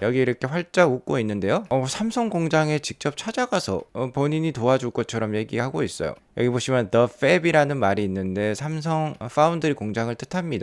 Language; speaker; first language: Korean; native; Korean